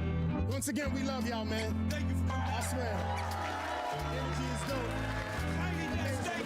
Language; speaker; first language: English; native; English